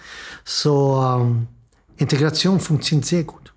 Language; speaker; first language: German; non-native, fluent; Swedish